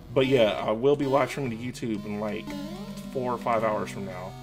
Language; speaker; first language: English; native; English